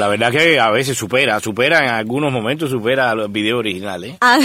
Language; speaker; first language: Spanish; native; Spanish